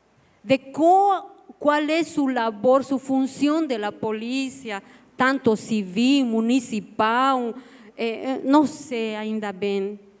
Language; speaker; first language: Portuguese; non-native, learner; Spanish